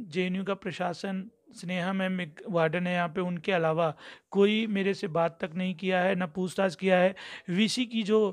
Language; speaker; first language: Hindi; native; Hindi